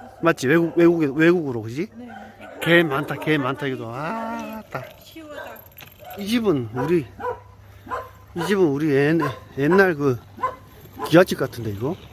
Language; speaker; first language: Korean; native; Korean